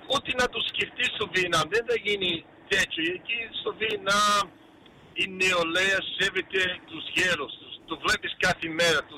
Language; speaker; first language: Greek; early bilingual, heritage; Greek